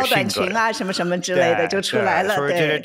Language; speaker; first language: Chinese; native; Chinese